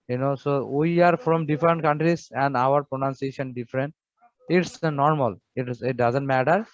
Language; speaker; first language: English; non-native, fluent; Bangla